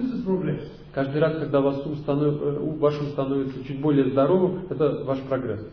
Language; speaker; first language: Russian; native; Russian